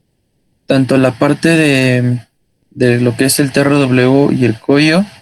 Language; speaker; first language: Spanish; native; Spanish